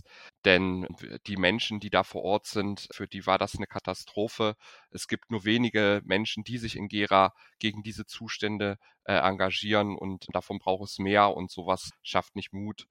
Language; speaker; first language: German; native; German